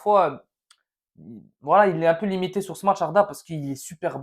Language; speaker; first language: French; native; French